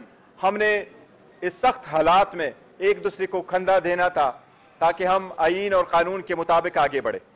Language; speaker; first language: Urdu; non-native, local second language; Pashto